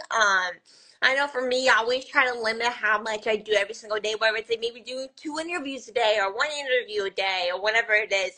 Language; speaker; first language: English; native; English